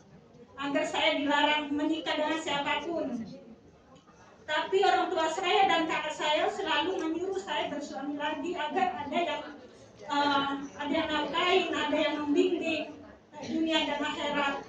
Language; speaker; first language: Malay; non-native, local second language; Javanese